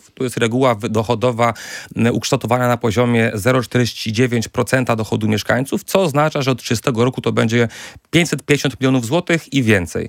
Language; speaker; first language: Polish; native; Polish